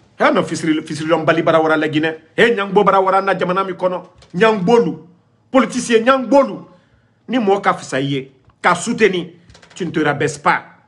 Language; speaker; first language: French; non-native, local second language; Mandingo